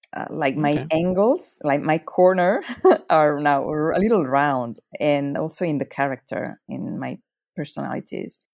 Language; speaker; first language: English; non-native, fluent; Italian